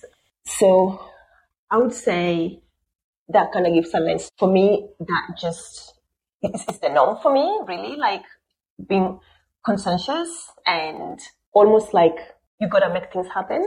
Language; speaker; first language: English; non-native, local second language; Luo (Kenya and Tanzania)